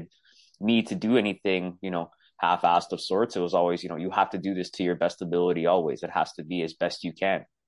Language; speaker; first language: English; native; English